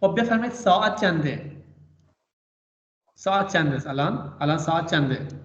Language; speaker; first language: Persian; non-native, fluent; Urdu